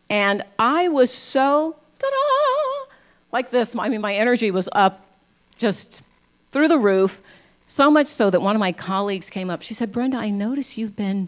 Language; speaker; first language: English; native; English